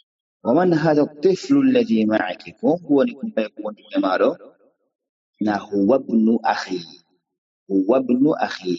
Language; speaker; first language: Arabic; non-native, fluent; Fula